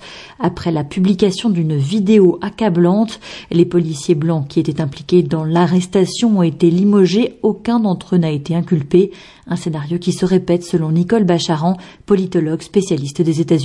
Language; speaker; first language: French; native; French